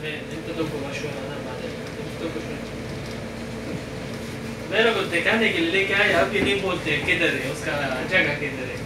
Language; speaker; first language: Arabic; non-native, learner; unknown